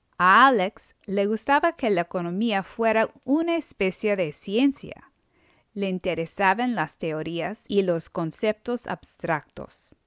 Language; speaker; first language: Spanish; non-native, fluent; English